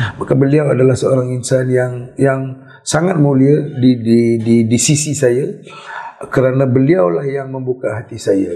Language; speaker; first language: Malay; non-native, local second language; Tamil